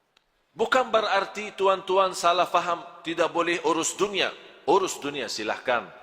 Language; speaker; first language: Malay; non-native, fluent; Arabic